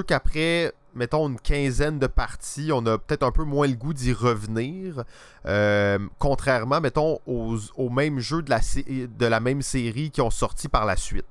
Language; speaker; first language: French; native; French